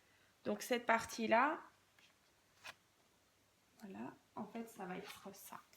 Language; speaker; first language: French; native; French